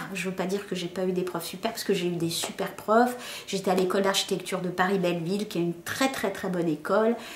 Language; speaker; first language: French; early bilingual, other home language; Kabyle